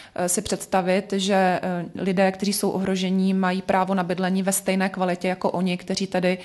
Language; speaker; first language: Czech; native; Czech